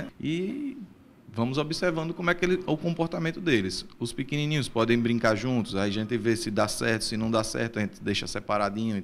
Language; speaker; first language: Portuguese; native; Portuguese